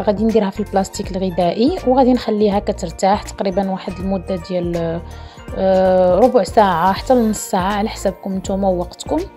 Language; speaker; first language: Arabic; native; Arabic